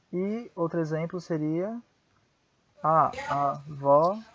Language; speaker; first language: Portuguese; non-native, fluent; Spanish